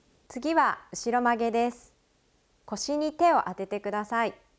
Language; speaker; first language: Japanese; native; Japanese